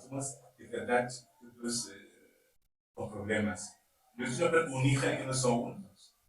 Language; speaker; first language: Spanish; non-native, learner; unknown